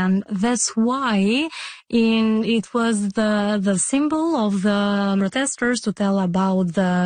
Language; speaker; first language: English; non-native, fluent; Albanian